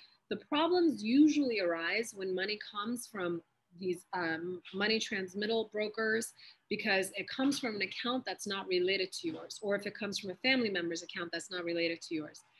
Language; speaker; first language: English; early bilingual, other home language; Persian